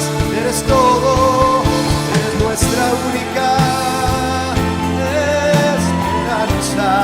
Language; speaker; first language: Spanish; native; Spanish